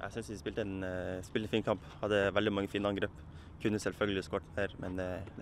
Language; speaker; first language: Norwegian; native; Norwegian